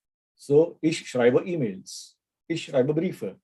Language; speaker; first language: German; non-native, fluent; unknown